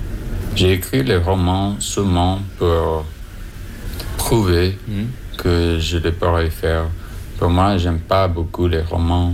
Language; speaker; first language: French; non-native, learner; English